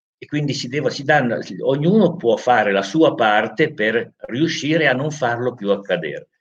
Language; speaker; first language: Italian; native; Italian